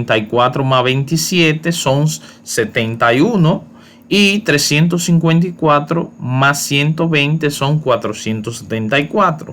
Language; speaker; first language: Spanish; native; Spanish